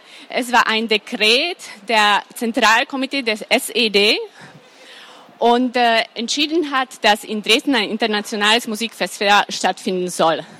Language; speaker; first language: German; non-native, fluent; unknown